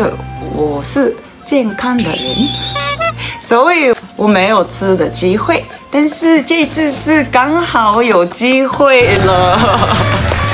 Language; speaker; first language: Chinese; non-native, learner; Japanese